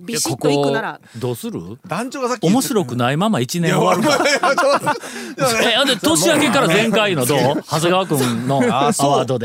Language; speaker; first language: Japanese; native; Japanese